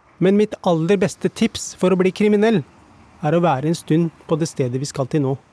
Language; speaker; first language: Norwegian; early bilingual, other home language; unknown